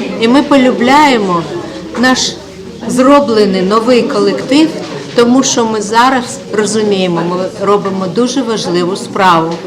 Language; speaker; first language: Ukrainian; non-native, local second language; Russian